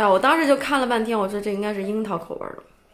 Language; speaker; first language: Chinese; native; Chinese